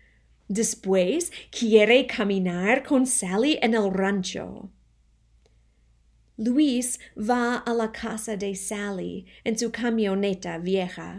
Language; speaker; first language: Spanish; non-native, fluent; English